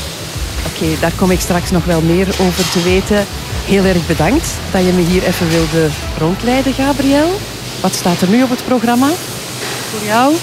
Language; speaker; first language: Dutch; native; Dutch